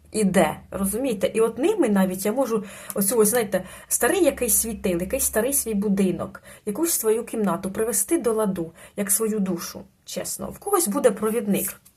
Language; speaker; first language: Ukrainian; non-native, local second language; Russian